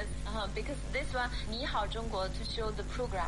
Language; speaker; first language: English; non-native, fluent; Chinese